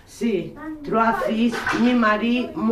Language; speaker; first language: French; non-native, learner; Romany